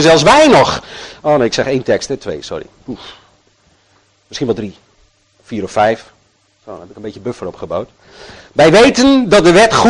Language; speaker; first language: Dutch; native; Dutch